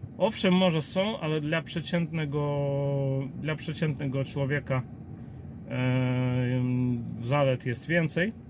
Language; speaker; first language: Polish; native; Polish